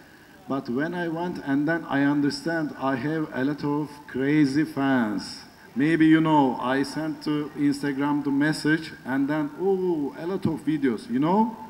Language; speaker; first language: English; non-native, learner; Turkish